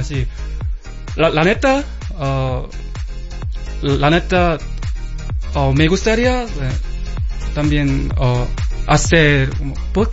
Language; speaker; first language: Spanish; non-native, learner; Korean